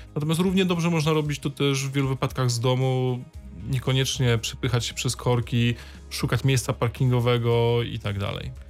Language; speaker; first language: Polish; native; Polish